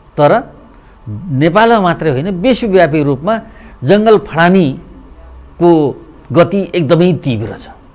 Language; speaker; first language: Nepali; native; Nepali